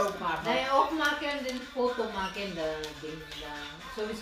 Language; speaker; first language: German; non-native, learner; Filipino